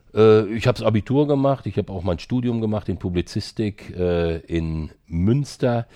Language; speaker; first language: German; native; German